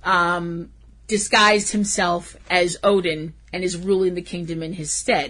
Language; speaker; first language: English; native; English